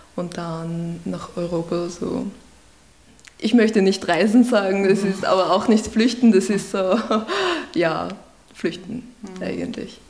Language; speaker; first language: German; early bilingual, other home language; Persian